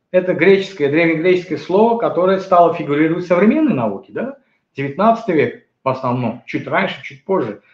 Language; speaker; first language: Russian; non-native, local second language; Azerbaijani